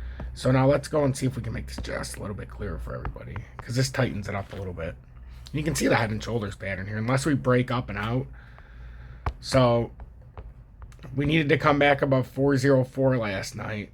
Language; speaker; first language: English; native; English